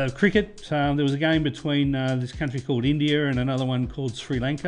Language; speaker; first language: English; native; English